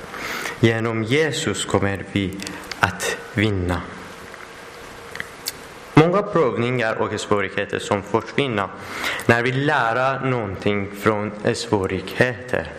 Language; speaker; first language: Swedish; non-native, learner; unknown